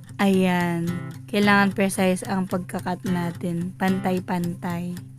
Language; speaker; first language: Filipino; non-native, local second language; Pampanga